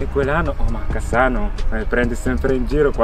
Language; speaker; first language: Italian; non-native, learner; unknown